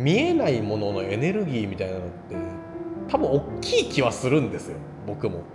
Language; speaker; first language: Japanese; native; Japanese